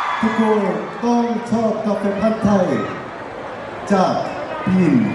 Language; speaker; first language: Thai; non-native, learner; Korean